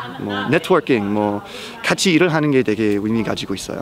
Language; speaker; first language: Korean; non-native, learner; English